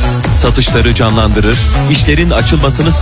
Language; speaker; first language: Turkish; native; Turkish